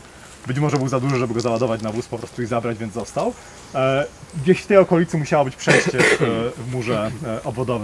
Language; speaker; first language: Polish; native; Polish